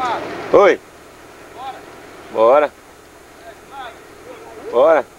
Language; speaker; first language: Portuguese; native; Portuguese